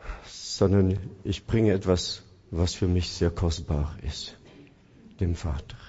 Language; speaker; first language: German; non-native, fluent; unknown